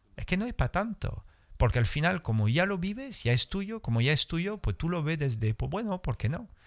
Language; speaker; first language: Spanish; non-native, fluent; French